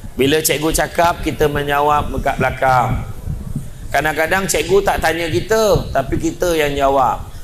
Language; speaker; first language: Malay; native; Malay